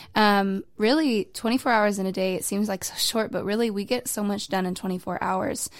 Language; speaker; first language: English; native; English